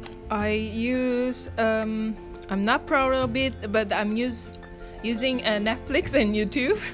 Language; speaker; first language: English; non-native, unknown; Korean